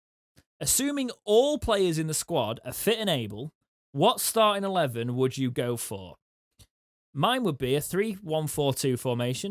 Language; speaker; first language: English; native; English